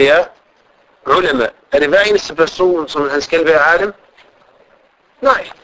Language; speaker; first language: Danish; non-native, fluent; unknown